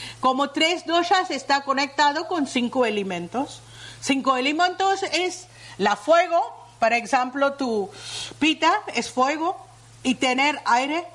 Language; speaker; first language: Spanish; non-native, learner; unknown